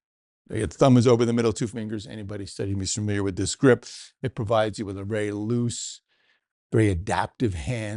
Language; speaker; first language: English; native; English